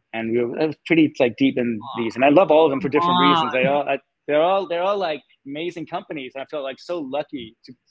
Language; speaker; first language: English; non-native, fluent; Danish